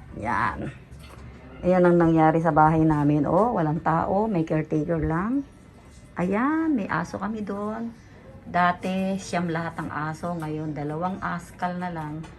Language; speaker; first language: Filipino; native; Filipino